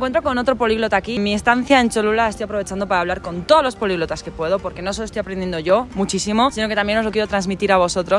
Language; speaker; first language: Spanish; native; Spanish